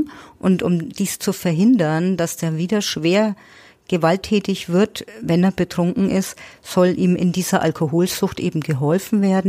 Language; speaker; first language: German; native; German